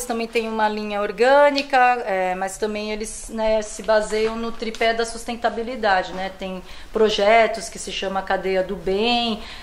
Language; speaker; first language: Portuguese; early bilingual, other home language; Korean